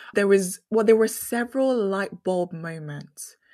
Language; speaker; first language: English; non-native, local second language; Yoruba